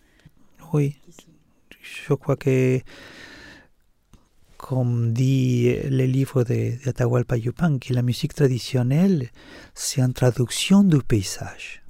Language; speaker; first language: French; non-native, learner; Spanish